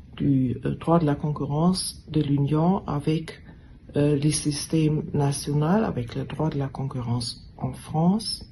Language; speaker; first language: French; non-native, fluent; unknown